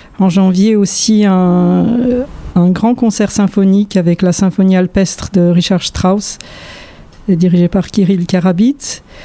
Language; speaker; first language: French; non-native, fluent; Polish